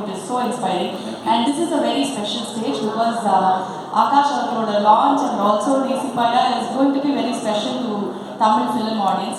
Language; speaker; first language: Tamil; native; Tamil